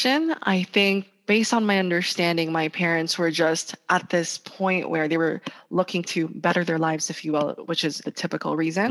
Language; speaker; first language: English; non-native, local second language; Hiligaynon